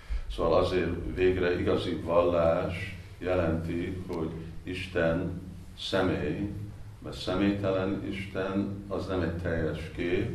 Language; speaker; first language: Hungarian; non-native, fluent; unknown